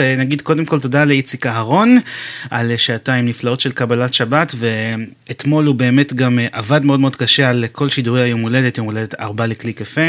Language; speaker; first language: Hebrew; native; Hebrew